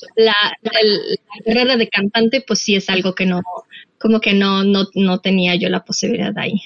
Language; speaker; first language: Spanish; non-native, fluent; Russian